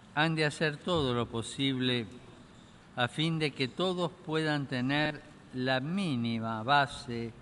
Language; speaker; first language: Spanish; native; Spanish